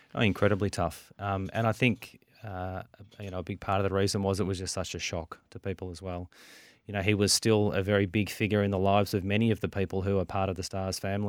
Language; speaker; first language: English; native; English